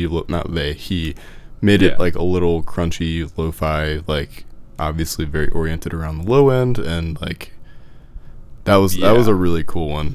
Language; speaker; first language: English; native; English